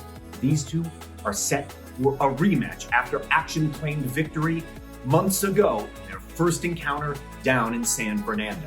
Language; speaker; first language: English; native; English